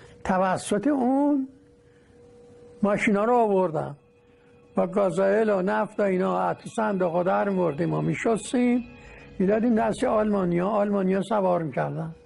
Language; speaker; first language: Persian; native; Persian